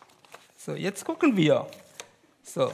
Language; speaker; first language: German; non-native, learner; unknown